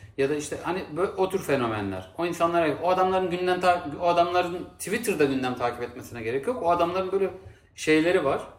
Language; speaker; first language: Turkish; native; Turkish